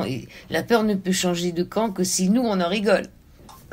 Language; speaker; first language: French; native; French